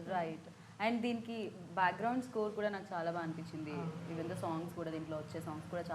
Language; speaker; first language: Telugu; native; Telugu